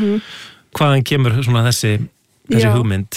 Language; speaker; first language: Icelandic; native; Icelandic